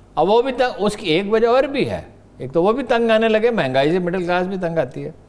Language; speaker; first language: Urdu; native; Urdu